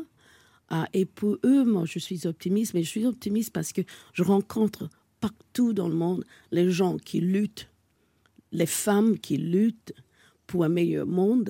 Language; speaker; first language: French; non-native, fluent; English